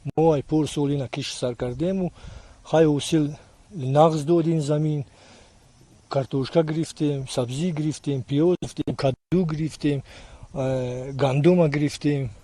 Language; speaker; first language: Tajik; native; Tajik